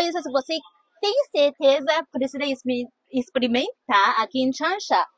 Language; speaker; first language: Portuguese; non-native, fluent; Chinese